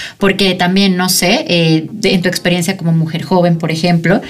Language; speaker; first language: Spanish; native; Spanish